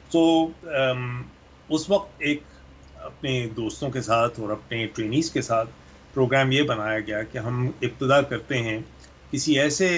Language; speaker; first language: Urdu; native; Urdu